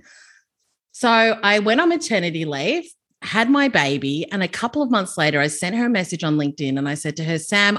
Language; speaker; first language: English; native; English